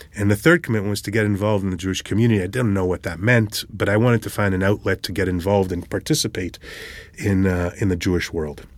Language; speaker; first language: English; early bilingual, other home language; Hebrew